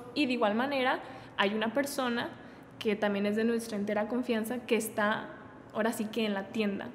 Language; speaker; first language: Spanish; native; Spanish